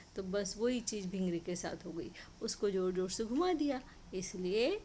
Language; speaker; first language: Hindi; non-native, local second language; Marathi